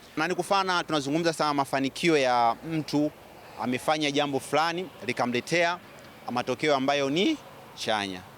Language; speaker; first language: Swahili; native; Swahili